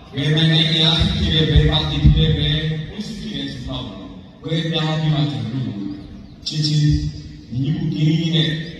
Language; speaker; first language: Burmese; non-native, local second language; Western Kayah